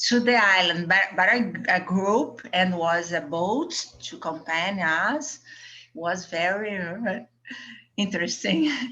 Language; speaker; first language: English; non-native, learner; Portuguese